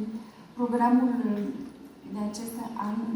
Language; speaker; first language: Romanian; non-native, learner; French